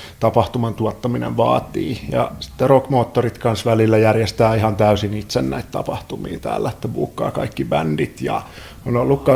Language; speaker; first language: Finnish; native; Finnish